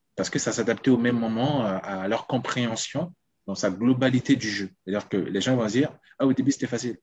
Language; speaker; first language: French; non-native, local second language; Sango